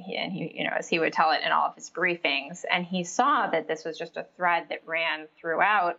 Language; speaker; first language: English; native; English